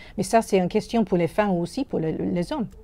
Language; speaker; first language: French; non-native, fluent; English